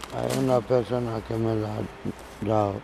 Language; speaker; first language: Spanish; non-native, learner; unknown